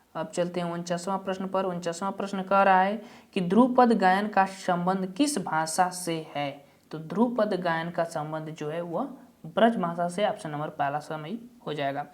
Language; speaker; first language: Hindi; native; Hindi